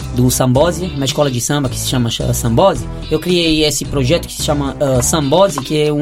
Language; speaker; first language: Portuguese; non-native, fluent; Italian